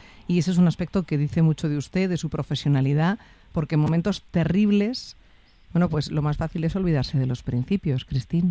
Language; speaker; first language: Spanish; native; Spanish